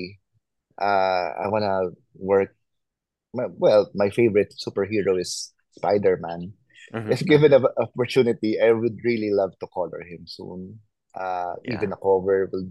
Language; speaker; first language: English; non-native, local second language; Filipino